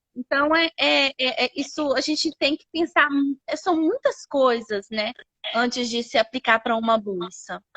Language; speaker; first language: Portuguese; native; Portuguese